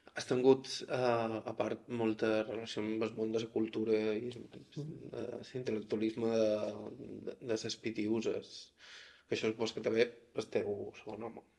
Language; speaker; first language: Catalan; native; Catalan